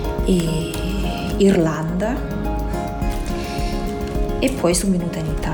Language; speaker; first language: Italian; non-native, fluent; German